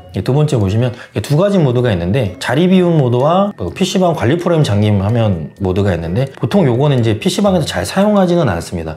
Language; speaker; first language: Korean; native; Korean